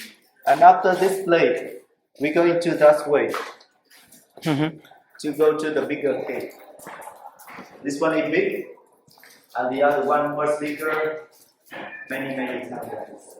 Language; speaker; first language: English; non-native, learner; Vietnamese